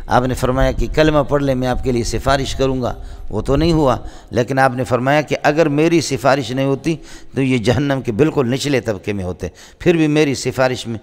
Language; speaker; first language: Urdu; non-native, local second language; Brahui